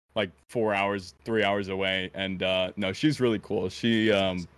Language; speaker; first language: English; native; English